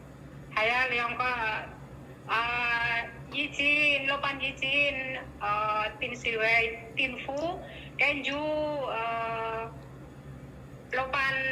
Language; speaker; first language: Cantonese; non-native, learner; Indonesian